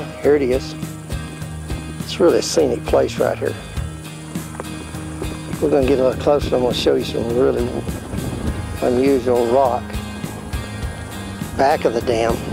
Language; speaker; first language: English; native; English